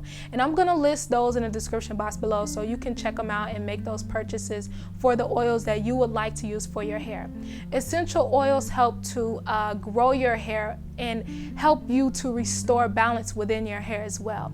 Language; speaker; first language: English; native; English